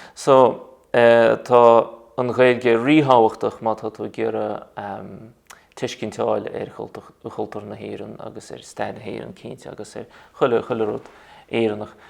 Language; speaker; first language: Irish; non-native, fluent; Russian